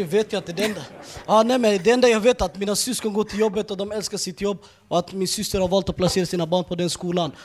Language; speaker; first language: Swedish; early bilingual, other home language; Somali